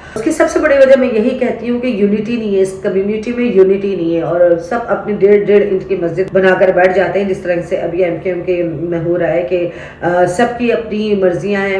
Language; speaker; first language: Urdu; native; Urdu